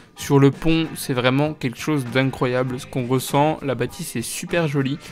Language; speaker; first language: French; native; French